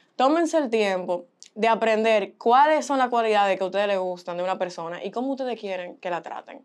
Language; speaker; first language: Spanish; early bilingual, heritage; Spanish